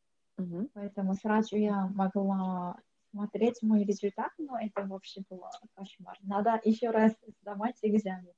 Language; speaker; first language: Russian; non-native, learner; Korean